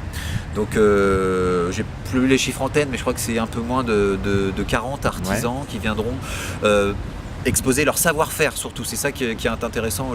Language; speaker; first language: French; native; French